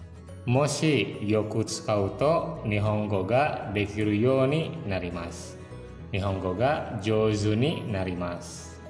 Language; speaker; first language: Japanese; non-native, fluent; Indonesian